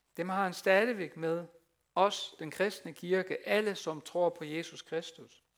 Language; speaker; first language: Danish; non-native, fluent; Dutch